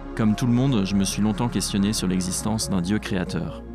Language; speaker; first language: French; native; French